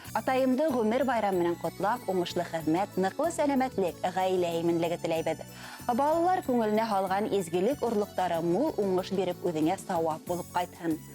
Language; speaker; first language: Tatar; non-native, local second language; Bashkir